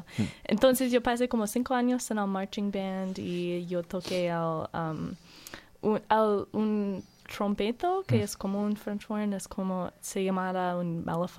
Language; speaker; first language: Spanish; non-native, learner; English